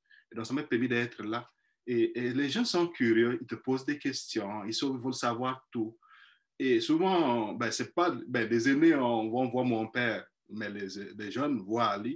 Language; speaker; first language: French; non-native, fluent; Igbo